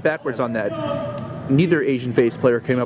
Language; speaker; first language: English; native; English